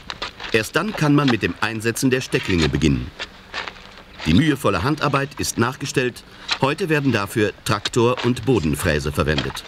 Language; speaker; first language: German; native; German